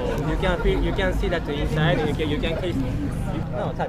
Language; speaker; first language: English; non-native, learner; Japanese